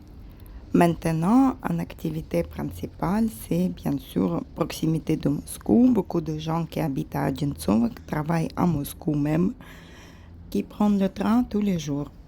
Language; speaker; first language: French; non-native, fluent; Russian